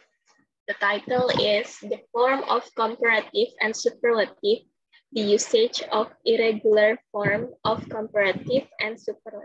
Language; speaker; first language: English; non-native, learner; Indonesian